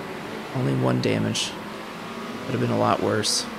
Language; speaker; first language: English; native; English